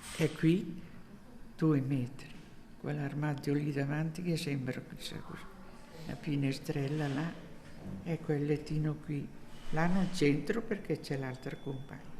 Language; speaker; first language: Italian; early bilingual, heritage; Italian